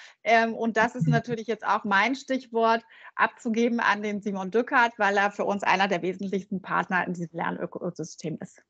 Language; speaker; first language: German; native; German